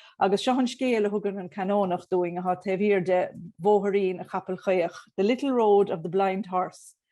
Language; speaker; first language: Irish; native; Irish